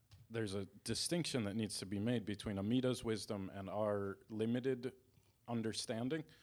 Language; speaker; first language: English; native; English